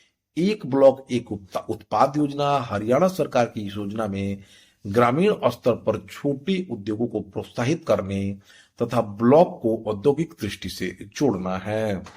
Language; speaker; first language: Hindi; native; Hindi